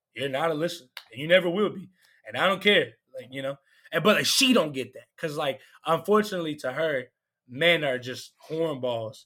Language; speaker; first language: English; native; English